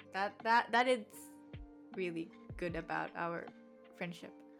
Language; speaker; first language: English; non-native, fluent; Japanese